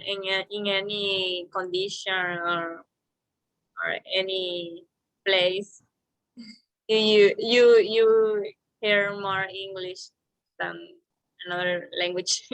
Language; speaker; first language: English; non-native, learner; Spanish